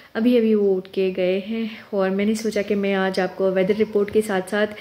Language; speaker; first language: Hindi; non-native, local second language; Urdu